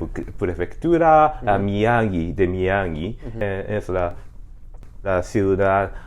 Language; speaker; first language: Spanish; non-native, learner; Japanese